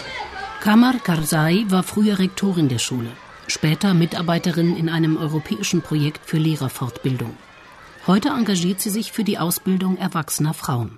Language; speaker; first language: German; native; German